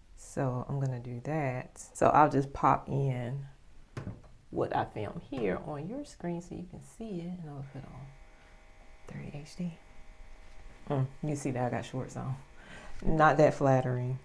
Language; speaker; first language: English; native; English